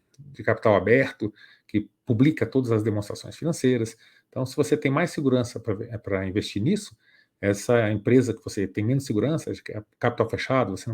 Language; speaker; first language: Portuguese; native; Portuguese